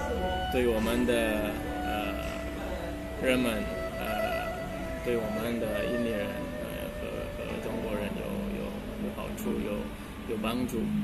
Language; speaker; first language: Chinese; non-native, fluent; Indonesian